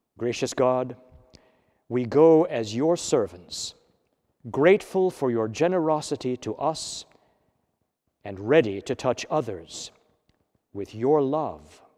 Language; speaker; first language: English; native; English